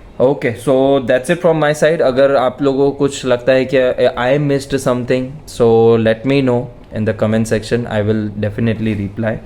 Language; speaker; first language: Hindi; non-native, local second language; Gujarati